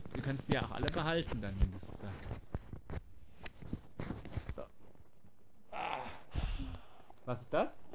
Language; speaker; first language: German; native; German